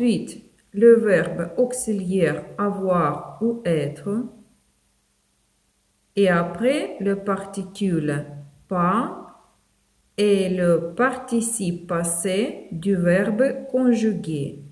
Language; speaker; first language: French; non-native, fluent; Ukrainian